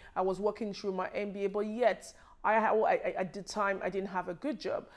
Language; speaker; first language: English; non-native, local second language; Yoruba